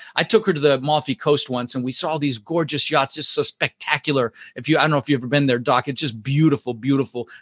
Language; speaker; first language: English; early bilingual, other home language; Dutch